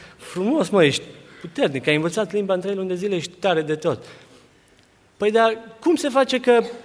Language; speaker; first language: Romanian; native; Romanian